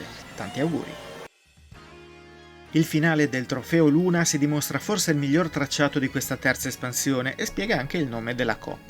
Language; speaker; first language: Italian; native; Italian